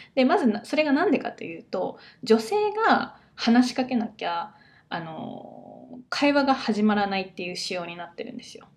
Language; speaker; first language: Japanese; native; Japanese